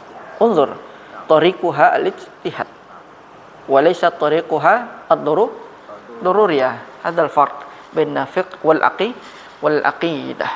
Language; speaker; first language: Arabic; non-native, fluent; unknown